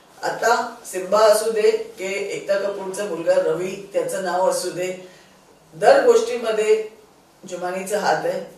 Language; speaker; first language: Marathi; non-native, local second language; Sindhi